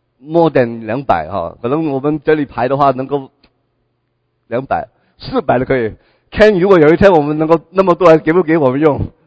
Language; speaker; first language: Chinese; non-native, local second language; Cantonese